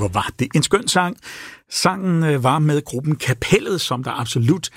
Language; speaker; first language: Danish; native; Danish